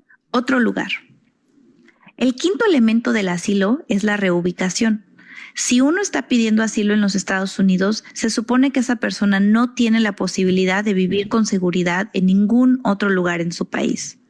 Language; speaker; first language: Spanish; native; Spanish